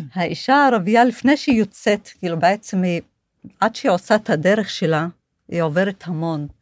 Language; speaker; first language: Hebrew; non-native, local second language; Arabic